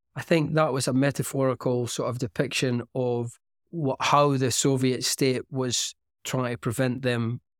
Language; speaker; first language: English; native; English